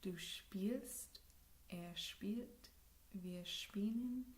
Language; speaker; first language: German; non-native, learner; English